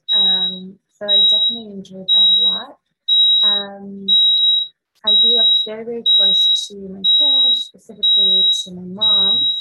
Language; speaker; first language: English; non-native, fluent; Arabic